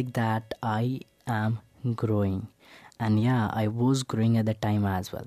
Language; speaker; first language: English; non-native, local second language; Hindi